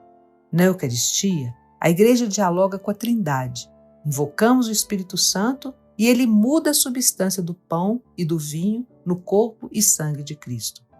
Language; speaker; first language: Portuguese; native; Portuguese